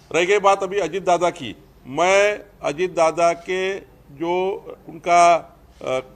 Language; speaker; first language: Hindi; non-native, local second language; Marathi